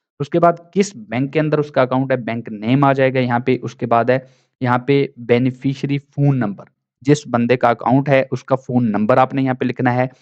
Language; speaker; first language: Urdu; non-native, local second language; Punjabi